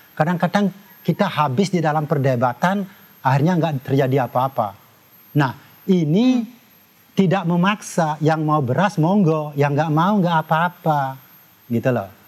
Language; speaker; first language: Indonesian; non-native, local second language; Balinese